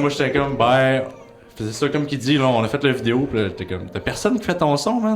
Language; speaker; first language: French; native; French